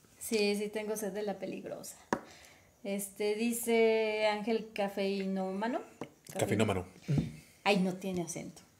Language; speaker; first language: Spanish; native; Spanish